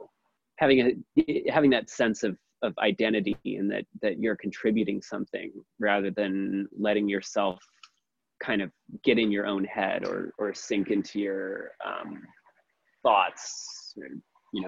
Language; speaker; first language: English; native; English